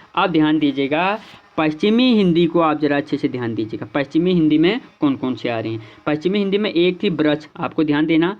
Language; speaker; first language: Hindi; native; Hindi